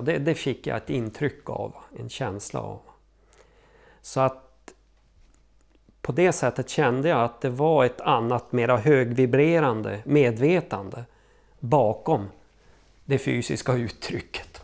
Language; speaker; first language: Swedish; native; Swedish